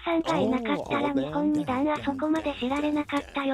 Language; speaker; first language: Japanese; native; Japanese